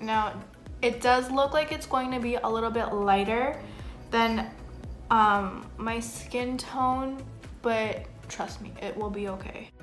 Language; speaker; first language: English; native; English